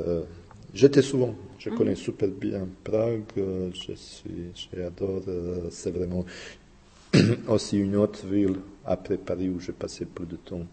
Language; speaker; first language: French; non-native, fluent; Bosnian